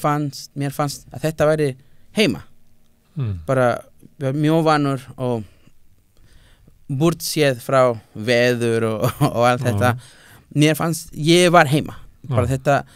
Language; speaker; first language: Icelandic; non-native, fluent; Spanish